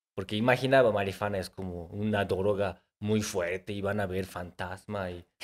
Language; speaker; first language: Spanish; non-native, fluent; Japanese